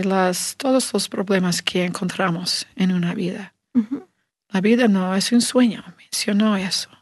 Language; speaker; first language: Spanish; non-native, learner; English